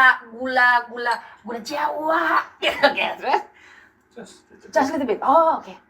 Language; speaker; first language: English; non-native, learner; Indonesian